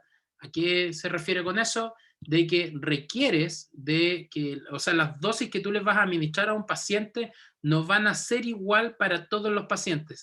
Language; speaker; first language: Spanish; native; Spanish